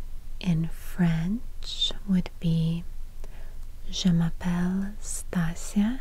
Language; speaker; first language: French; non-native, learner; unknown